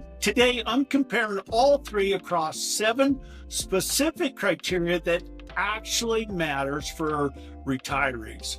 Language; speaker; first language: English; native; English